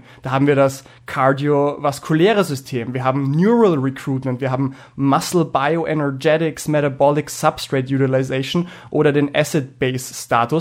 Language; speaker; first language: German; native; German